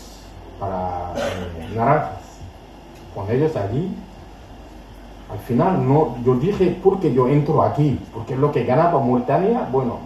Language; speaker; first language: Spanish; non-native, learner; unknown